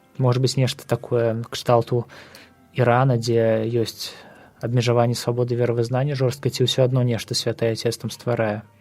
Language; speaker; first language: Belarusian; native; Belarusian